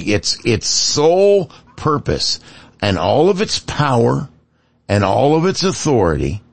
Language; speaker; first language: English; native; English